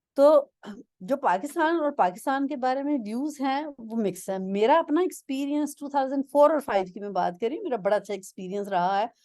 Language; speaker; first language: Urdu; non-native, local second language; Punjabi